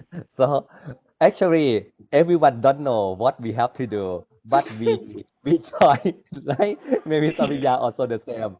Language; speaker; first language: English; non-native, learner; Thai